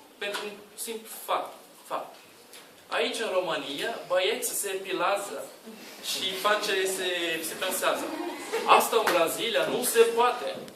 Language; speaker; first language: Romanian; non-native, learner; Portuguese